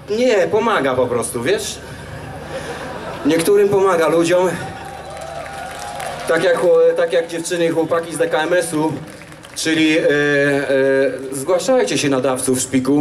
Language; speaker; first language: Polish; native; Polish